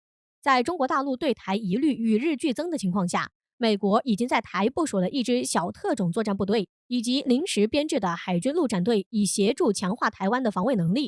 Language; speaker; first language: Chinese; native; Chinese